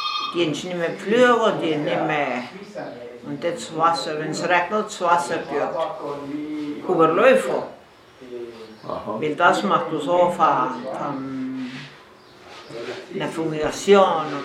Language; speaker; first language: German; early bilingual, heritage; German